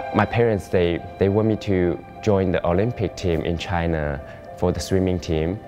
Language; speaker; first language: English; non-native, fluent; Chinese